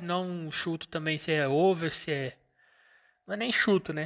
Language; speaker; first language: Portuguese; native; Portuguese